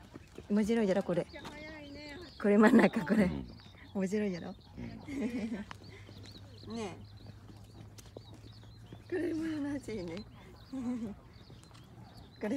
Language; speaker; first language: Japanese; non-native, learner; Vietnamese